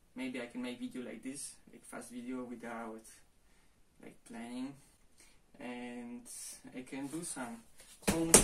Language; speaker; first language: English; non-native, fluent; Polish